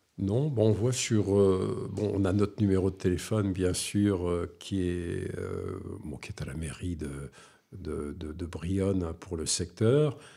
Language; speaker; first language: French; native; French